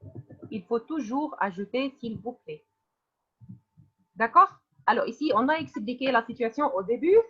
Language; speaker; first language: French; non-native, fluent; Arabic